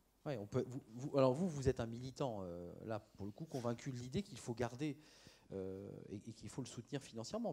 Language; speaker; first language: French; native; French